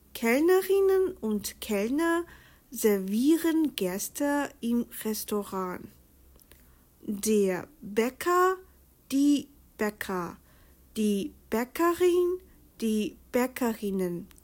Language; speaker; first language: German; non-native, fluent; Chinese